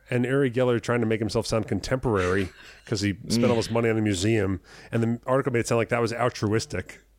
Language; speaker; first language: English; native; English